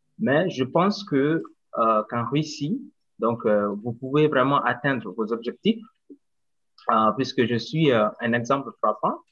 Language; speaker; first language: French; non-native, local second language; Bambara